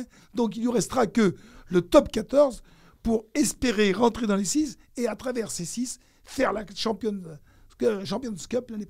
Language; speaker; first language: French; native; French